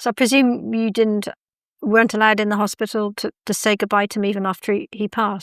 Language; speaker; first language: English; native; English